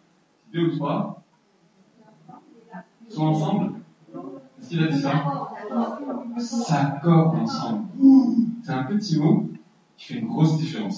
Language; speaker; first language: French; native; French